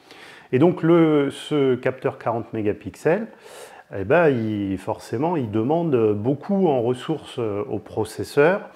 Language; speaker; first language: French; native; French